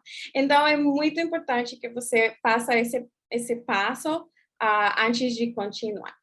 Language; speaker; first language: Portuguese; non-native, fluent; English